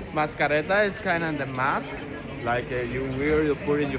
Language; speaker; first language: English; non-native, learner; Spanish